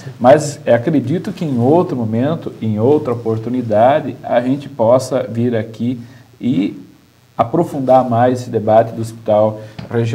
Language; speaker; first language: Portuguese; native; Portuguese